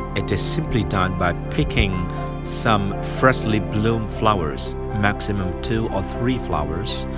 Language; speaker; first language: English; non-native, fluent; Balinese